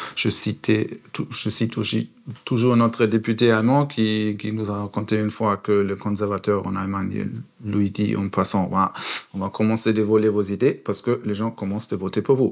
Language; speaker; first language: French; non-native, fluent; German